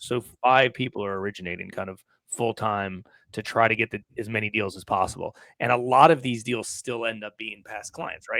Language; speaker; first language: English; native; English